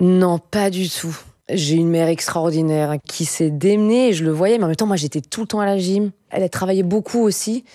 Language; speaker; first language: French; native; French